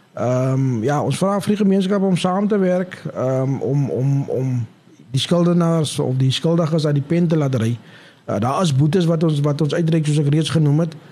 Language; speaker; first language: Afrikaans; native; Afrikaans